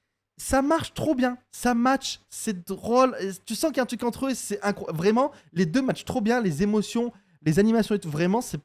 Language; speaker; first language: French; native; French